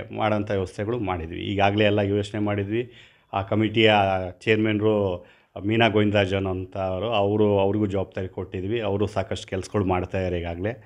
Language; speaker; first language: Kannada; native; Kannada